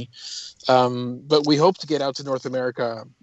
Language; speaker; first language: English; early bilingual, other home language; Portuguese